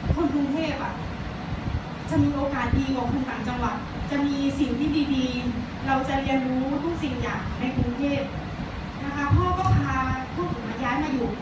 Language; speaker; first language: Thai; native; Thai